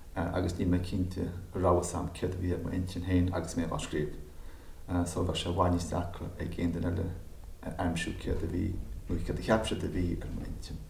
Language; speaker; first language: Irish; native; Irish